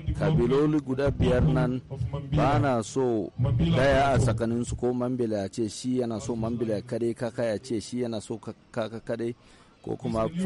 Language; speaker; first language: Hausa; non-native, local second language; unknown